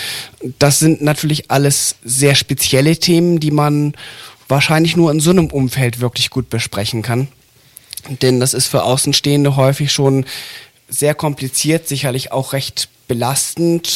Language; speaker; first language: German; native; German